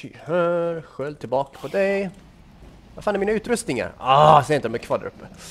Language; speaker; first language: Swedish; native; Swedish